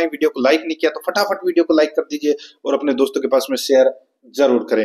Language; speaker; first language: Hindi; native; Hindi